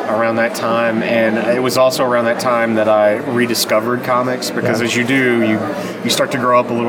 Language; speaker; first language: English; native; English